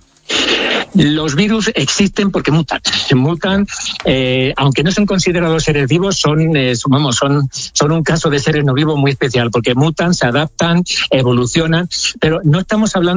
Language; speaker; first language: Spanish; native; Spanish